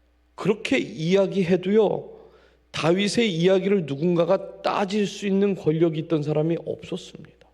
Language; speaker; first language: Korean; native; Korean